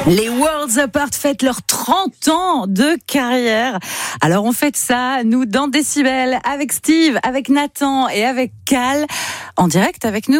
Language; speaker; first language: French; native; French